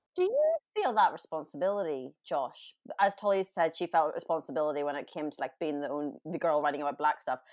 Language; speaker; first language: English; native; English